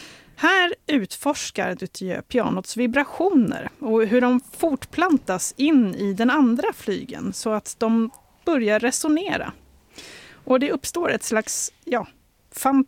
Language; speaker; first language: Swedish; native; Swedish